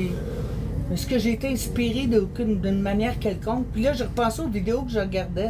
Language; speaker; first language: French; native; French